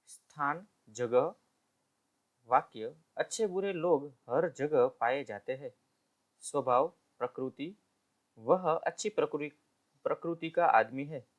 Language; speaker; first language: Hindi; non-native, local second language; Gujarati